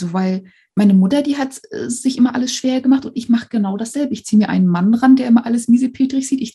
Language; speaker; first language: German; native; German